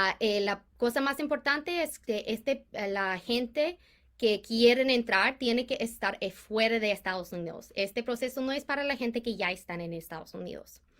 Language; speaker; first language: Spanish; non-native, fluent; English